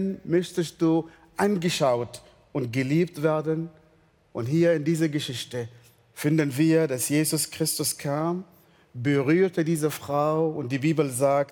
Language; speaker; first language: German; non-native, fluent; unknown